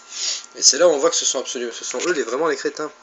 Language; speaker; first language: French; native; French